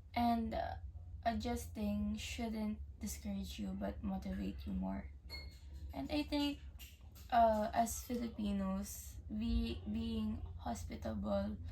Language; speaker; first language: English; native; English